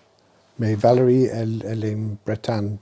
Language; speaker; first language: French; non-native, learner; English